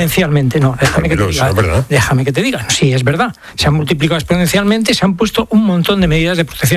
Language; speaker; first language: Spanish; native; Spanish